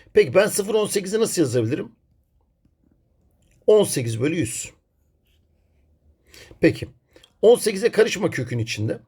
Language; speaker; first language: Turkish; native; Turkish